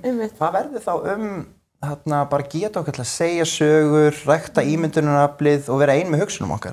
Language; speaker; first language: Icelandic; native; Icelandic